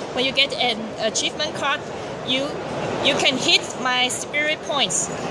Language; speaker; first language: English; non-native, learner; Chinese